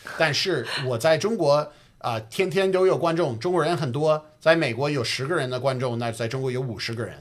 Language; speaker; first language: Chinese; non-native, fluent; English